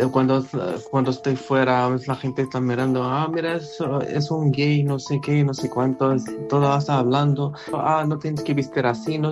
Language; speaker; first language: Spanish; non-native, learner; Arabic